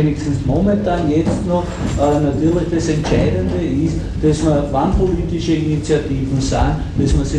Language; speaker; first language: German; native; German